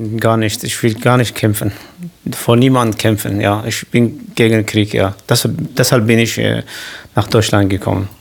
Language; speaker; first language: German; non-native, learner; Kurdish